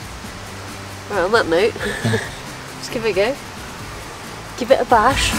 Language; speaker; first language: English; native; English